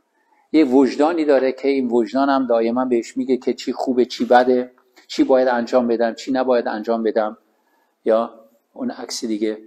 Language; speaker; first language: Persian; native; Persian